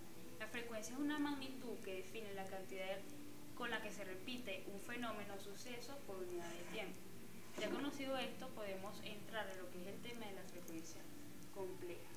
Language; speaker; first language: Spanish; native; Spanish